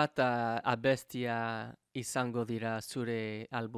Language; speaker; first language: Basque; non-native, learner; English